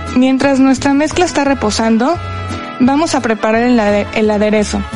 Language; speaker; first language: Spanish; native; Spanish